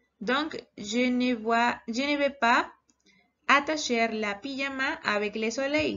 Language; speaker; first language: French; non-native, learner; Spanish